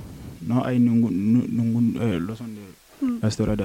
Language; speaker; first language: Spanish; non-native, learner; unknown